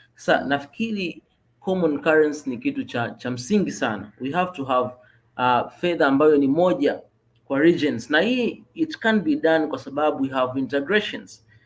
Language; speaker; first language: Swahili; native; Swahili